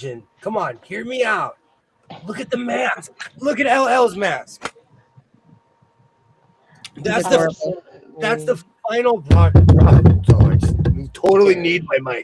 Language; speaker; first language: English; native; English